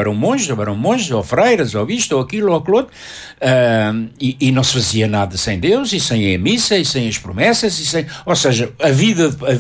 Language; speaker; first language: Portuguese; native; Portuguese